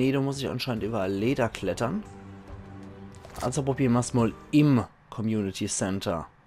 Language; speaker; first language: German; native; German